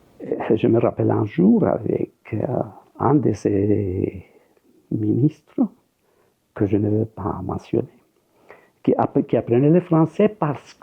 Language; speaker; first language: French; non-native, fluent; Spanish